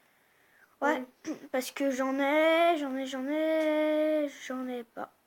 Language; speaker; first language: French; native; French